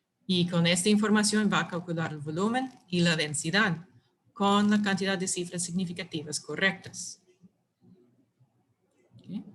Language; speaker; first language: Spanish; non-native, fluent; English